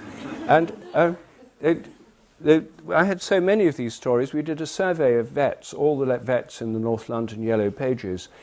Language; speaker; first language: English; native; English